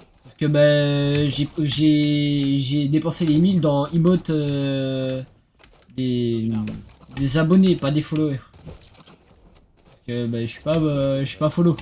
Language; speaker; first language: French; native; French